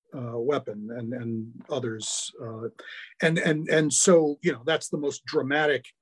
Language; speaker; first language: English; native; English